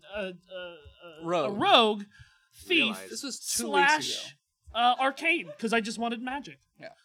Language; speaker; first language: English; native; English